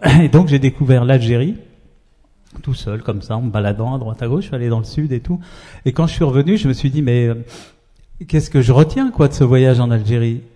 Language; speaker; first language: French; early bilingual, other home language; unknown